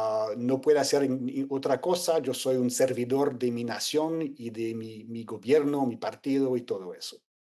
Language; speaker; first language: Spanish; non-native, fluent; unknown